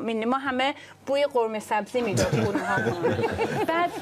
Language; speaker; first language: Persian; early bilingual, heritage; Persian